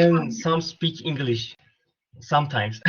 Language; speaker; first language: English; non-native, learner; Turkish